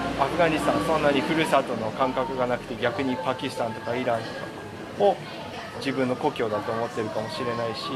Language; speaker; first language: Japanese; native; Japanese